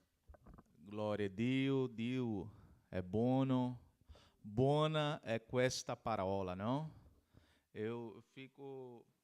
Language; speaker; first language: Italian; non-native, learner; Portuguese